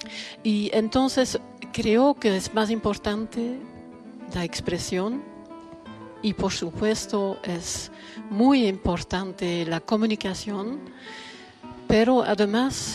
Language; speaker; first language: Spanish; non-native, learner; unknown